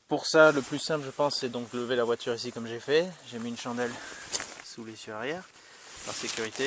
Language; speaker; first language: French; native; French